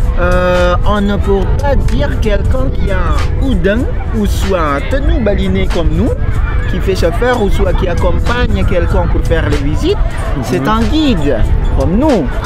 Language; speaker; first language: French; non-native, fluent; Balinese